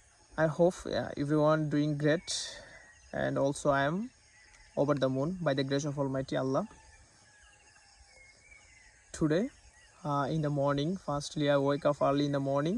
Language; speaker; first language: English; non-native, learner; Bangla